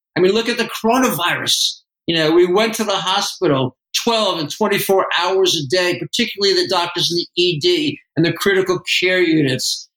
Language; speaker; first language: English; native; English